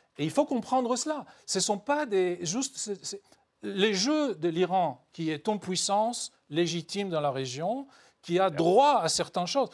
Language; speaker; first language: French; non-native, fluent; Hebrew